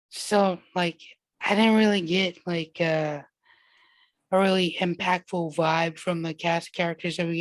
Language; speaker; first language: English; native; English